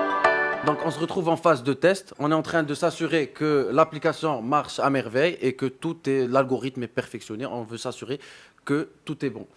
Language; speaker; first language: French; non-native, local second language; Arabic